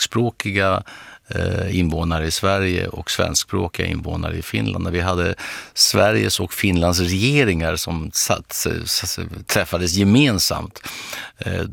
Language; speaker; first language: Swedish; native; Swedish